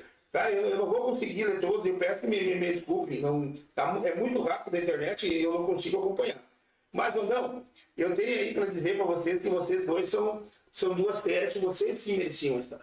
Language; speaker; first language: Portuguese; native; Portuguese